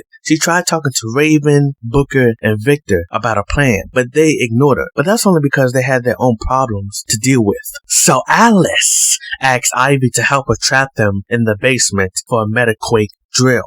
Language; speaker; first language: English; native; English